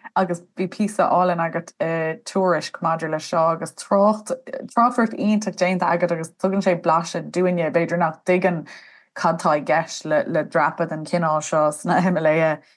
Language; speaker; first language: Irish; non-native, local second language; English